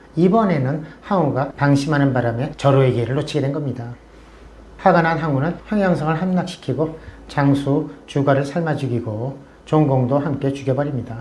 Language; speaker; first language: Korean; native; Korean